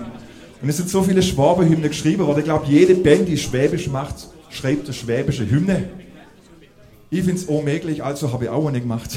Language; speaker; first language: German; native; German